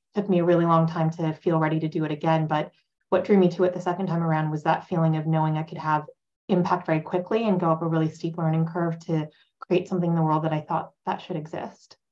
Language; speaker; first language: English; native; English